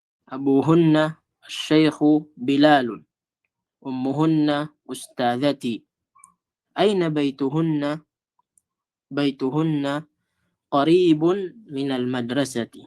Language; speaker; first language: Arabic; non-native, fluent; Filipino